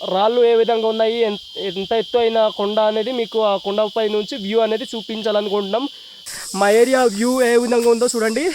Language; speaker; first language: Telugu; non-native, local second language; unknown